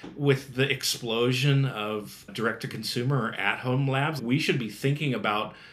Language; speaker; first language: English; native; English